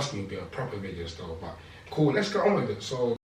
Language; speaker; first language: English; native; English